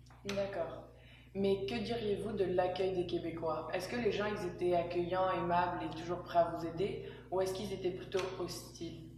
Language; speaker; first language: French; native; French